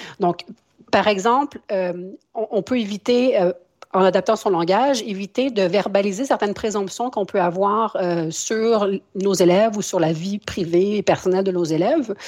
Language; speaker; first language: French; native; French